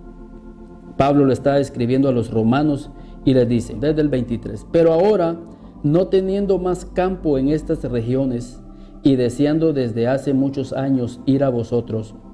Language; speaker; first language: Spanish; native; Spanish